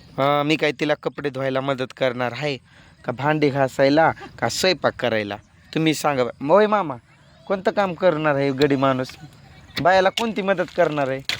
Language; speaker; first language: Marathi; non-native, local second language; Lambadi